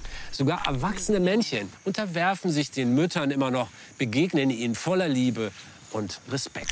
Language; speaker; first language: German; native; German